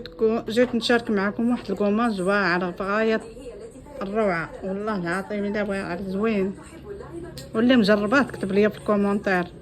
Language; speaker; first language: Arabic; native; Arabic